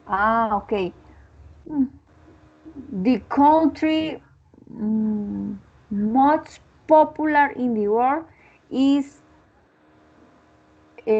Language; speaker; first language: English; non-native, learner; Spanish